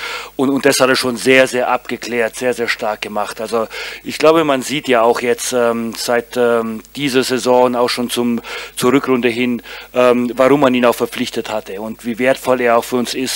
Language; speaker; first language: German; native; German